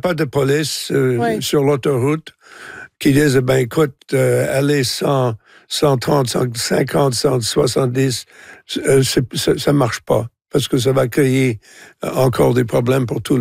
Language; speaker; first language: French; non-native, local second language; English